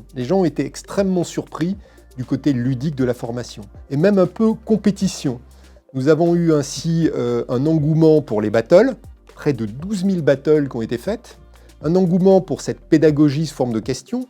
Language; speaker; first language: French; native; French